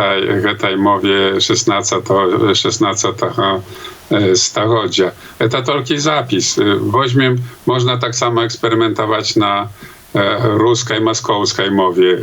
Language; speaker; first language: Polish; non-native, local second language; Belarusian